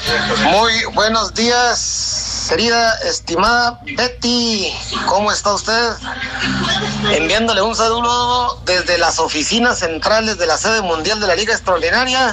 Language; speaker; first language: Spanish; native; Spanish